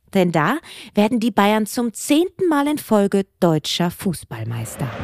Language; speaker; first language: German; native; German